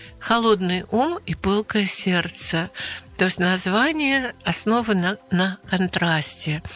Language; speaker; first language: Russian; native; Russian